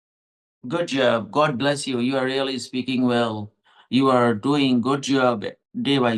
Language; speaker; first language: English; non-native, local second language; Hindi